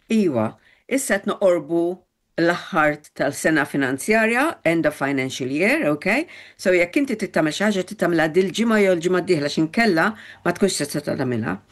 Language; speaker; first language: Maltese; early bilingual, heritage; Maltese